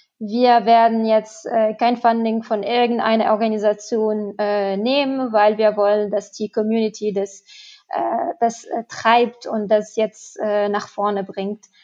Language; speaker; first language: German; non-native, fluent; Arabic